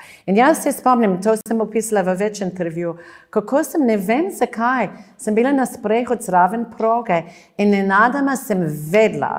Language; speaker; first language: Slovenian; non-native, fluent; English